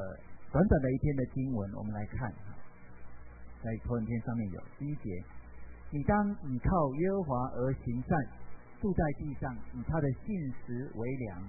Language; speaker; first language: Chinese; native; Chinese